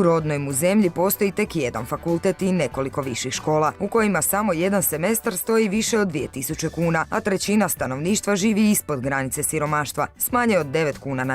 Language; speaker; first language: Croatian; native; Croatian